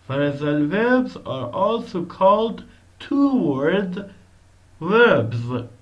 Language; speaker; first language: English; non-native, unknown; Persian